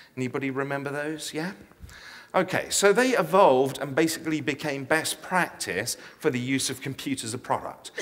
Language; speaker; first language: English; native; English